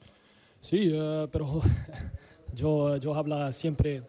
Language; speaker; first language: Spanish; non-native, learner; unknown